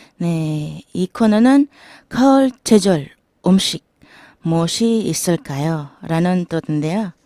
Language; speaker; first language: Korean; non-native, learner; Filipino